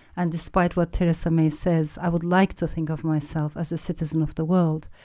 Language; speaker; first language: English; non-native, fluent; Turkish